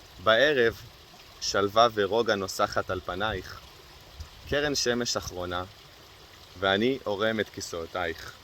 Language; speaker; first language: Hebrew; native; Hebrew